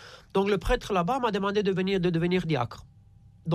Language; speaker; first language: French; non-native, fluent; Romanian